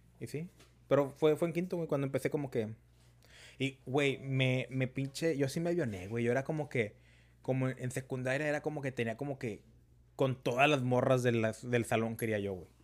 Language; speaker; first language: Spanish; early bilingual, heritage; Spanish